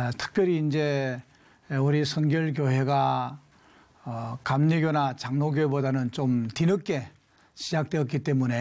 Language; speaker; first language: Korean; native; Korean